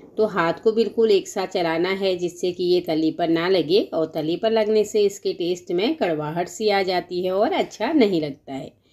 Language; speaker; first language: Hindi; native; Hindi